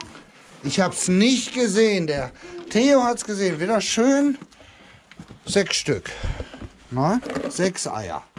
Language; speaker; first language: German; native; German